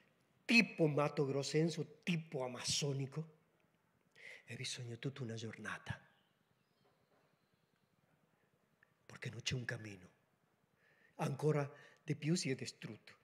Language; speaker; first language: Italian; non-native, learner; Spanish